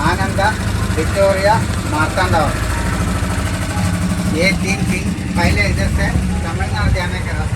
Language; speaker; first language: Hindi; non-native, local second language; Malayalam